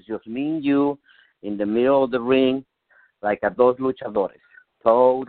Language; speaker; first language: English; non-native, learner; Spanish